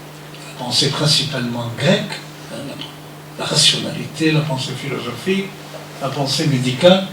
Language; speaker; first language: French; non-native, fluent; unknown